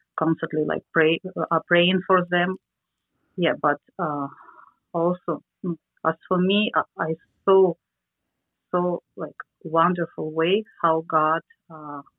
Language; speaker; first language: English; non-native, learner; Russian